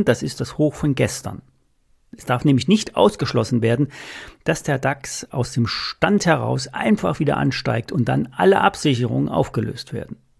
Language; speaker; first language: German; native; German